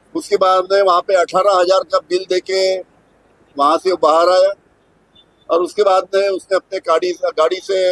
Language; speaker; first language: Hindi; non-native, local second language; Marathi